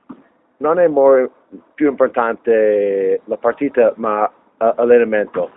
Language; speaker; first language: Italian; non-native, learner; English